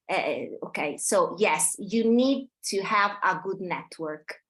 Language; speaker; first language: English; non-native, fluent; Italian